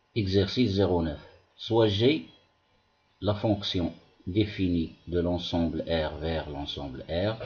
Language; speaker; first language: French; non-native, local second language; Arabic